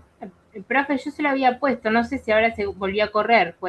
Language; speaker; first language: Spanish; native; Spanish